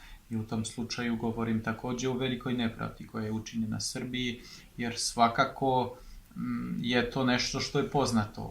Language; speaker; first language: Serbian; non-native, fluent; French